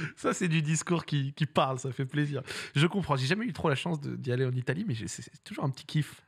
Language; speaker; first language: French; native; French